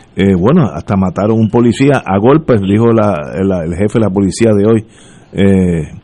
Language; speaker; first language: Spanish; early bilingual, heritage; Spanish